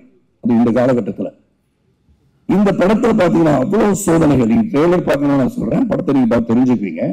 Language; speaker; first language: Tamil; native; Tamil